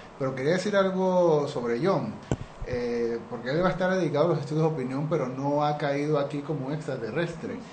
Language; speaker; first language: Spanish; native; Spanish